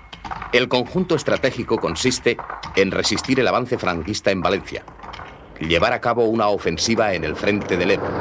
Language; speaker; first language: Spanish; native; Spanish